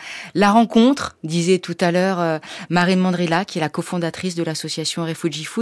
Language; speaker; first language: French; native; French